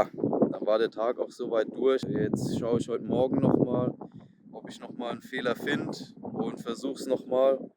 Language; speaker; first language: German; native; German